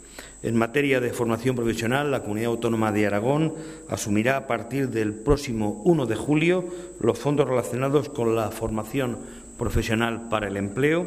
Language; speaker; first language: Spanish; native; Spanish